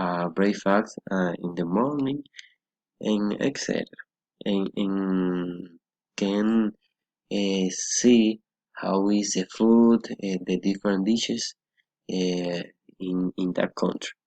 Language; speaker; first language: English; non-native, learner; Spanish